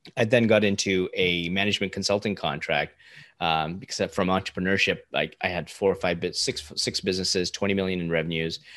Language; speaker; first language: English; early bilingual, other home language; Hindi